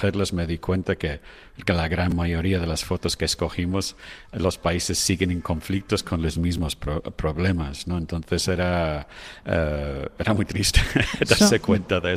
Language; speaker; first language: Spanish; non-native, fluent; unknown